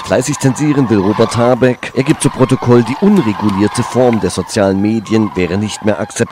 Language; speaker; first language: German; native; German